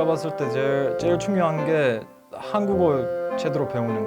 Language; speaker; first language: Korean; non-native, learner; Croatian